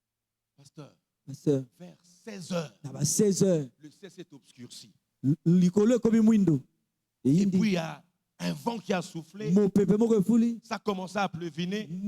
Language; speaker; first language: French; non-native, local second language; Lingala